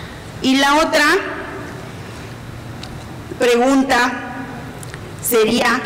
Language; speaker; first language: Spanish; native; Spanish